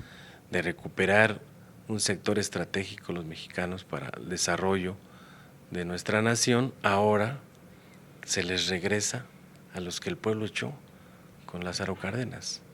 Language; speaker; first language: Spanish; native; Spanish